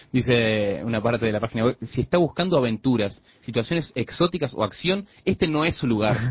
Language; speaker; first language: Spanish; native; Spanish